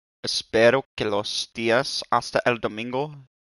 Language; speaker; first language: Spanish; non-native, learner; English